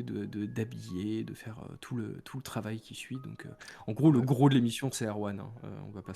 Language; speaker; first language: French; native; French